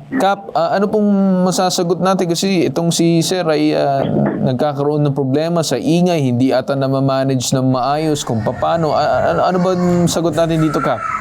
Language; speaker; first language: Filipino; native; Filipino